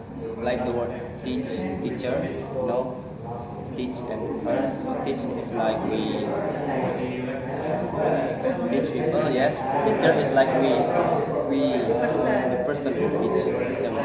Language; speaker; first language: English; non-native, learner; Indonesian